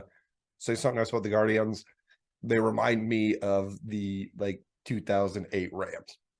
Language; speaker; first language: English; native; English